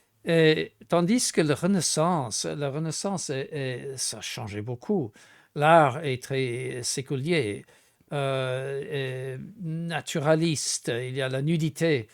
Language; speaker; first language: French; non-native, fluent; English